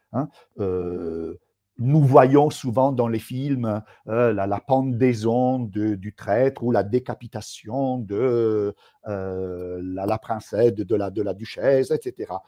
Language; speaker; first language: French; non-native, fluent; Italian